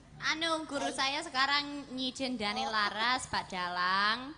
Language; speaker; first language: Malay; non-native, fluent; English